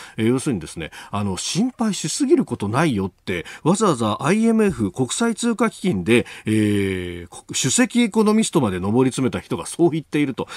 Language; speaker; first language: Japanese; native; Japanese